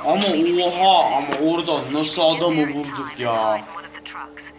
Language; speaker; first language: Turkish; native; Turkish